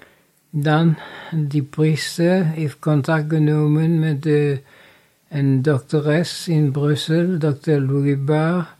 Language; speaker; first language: Dutch; non-native, fluent; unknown